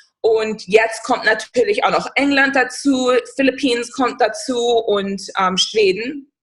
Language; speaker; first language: German; non-native, fluent; English